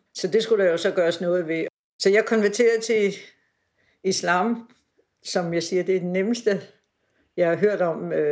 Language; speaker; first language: Danish; native; Danish